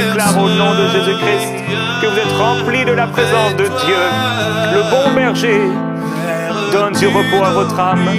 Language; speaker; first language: French; non-native, local second language; Haitian Creole